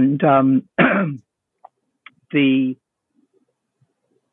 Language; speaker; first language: English; native; English